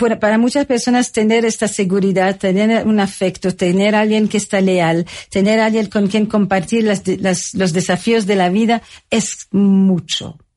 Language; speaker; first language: Spanish; non-native, fluent; French